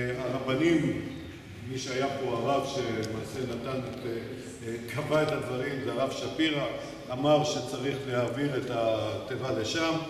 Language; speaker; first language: Hebrew; native; Hebrew